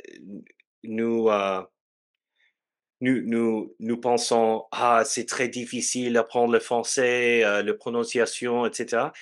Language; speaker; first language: French; non-native, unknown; English